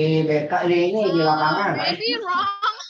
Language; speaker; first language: English; non-native, learner; Indonesian